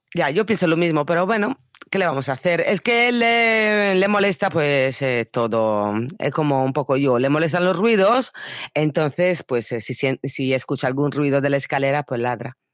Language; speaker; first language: Spanish; non-native, fluent; Italian